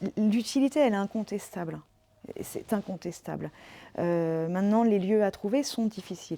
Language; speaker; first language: French; native; French